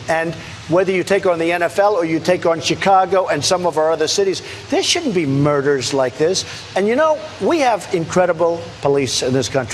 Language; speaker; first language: English; native; English